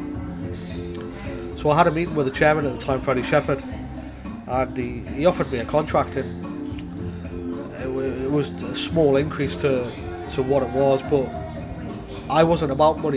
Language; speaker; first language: English; native; English